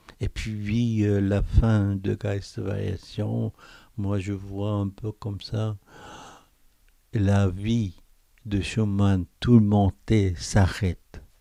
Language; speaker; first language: French; non-native, fluent; Korean